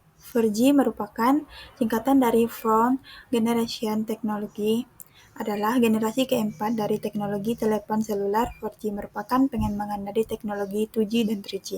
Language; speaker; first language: Indonesian; native; Indonesian